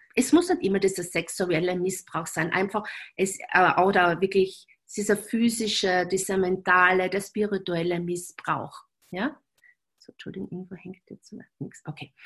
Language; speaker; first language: German; native; German